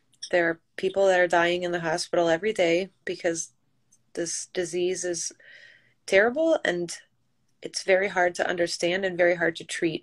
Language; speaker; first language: English; native; English